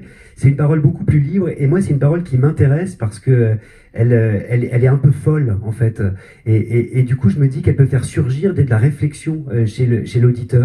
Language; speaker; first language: French; native; French